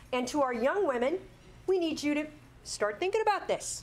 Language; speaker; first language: English; native; English